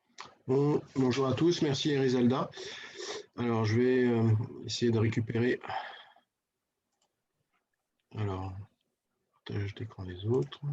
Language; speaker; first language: French; native; French